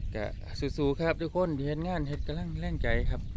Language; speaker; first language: Thai; native; Thai